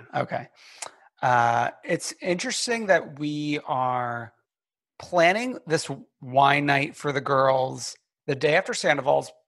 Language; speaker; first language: English; native; English